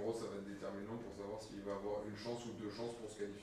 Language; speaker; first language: French; native; French